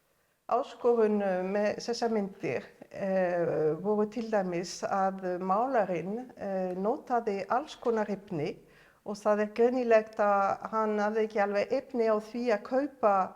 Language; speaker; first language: Icelandic; non-native, fluent; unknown